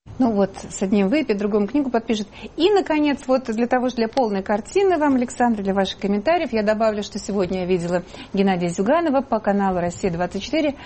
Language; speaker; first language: Russian; native; Russian